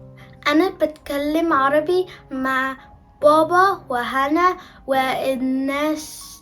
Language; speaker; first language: Arabic; early bilingual, heritage; Arabic